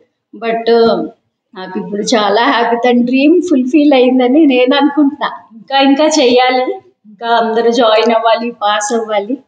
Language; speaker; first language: Telugu; native; Telugu